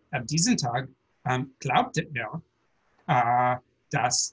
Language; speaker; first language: German; non-native, learner; English